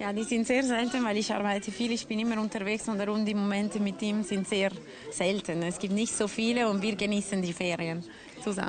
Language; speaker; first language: German; non-native, local second language; Italian